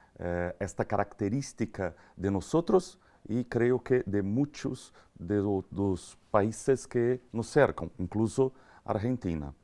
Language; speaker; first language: Spanish; non-native, learner; Portuguese